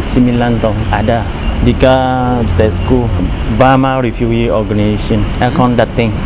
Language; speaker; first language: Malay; non-native, learner; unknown